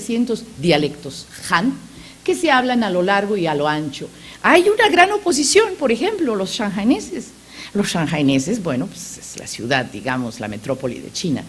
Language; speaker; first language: Spanish; non-native, fluent; Macedonian